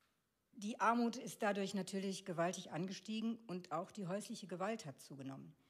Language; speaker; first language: German; native; German